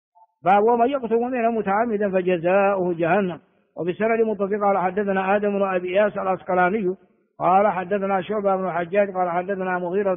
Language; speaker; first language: Arabic; non-native, fluent; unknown